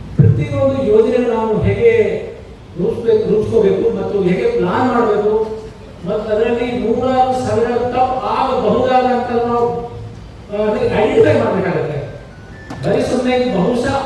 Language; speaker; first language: Kannada; non-native, fluent; Hindi